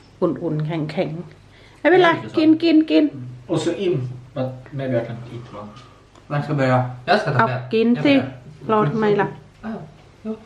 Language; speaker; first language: Thai; native; Thai